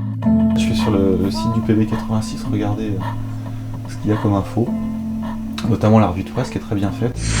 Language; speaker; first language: French; native; French